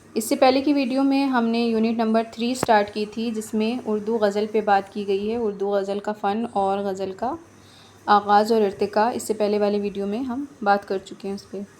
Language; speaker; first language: Urdu; native; Urdu